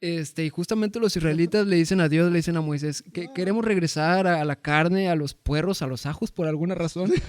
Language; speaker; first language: Spanish; native; Spanish